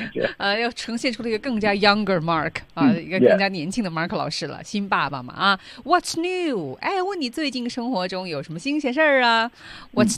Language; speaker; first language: Chinese; native; Chinese